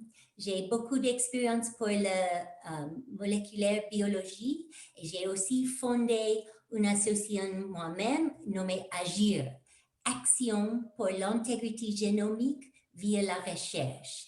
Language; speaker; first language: French; non-native, fluent; English